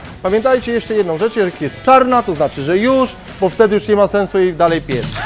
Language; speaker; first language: Polish; native; Polish